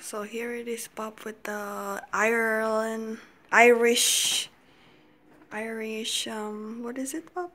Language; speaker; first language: English; non-native, fluent; Indonesian